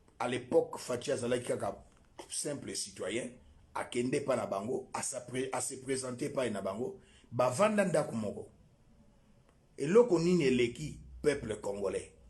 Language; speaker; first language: Lingala; non-native, local second language; Luba-Lulua